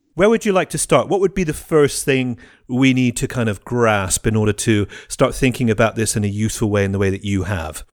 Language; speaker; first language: English; native; English